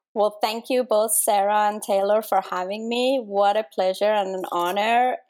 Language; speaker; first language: English; non-native, fluent; Danish